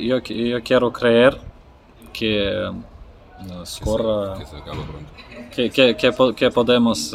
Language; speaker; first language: Spanish; non-native, learner; Russian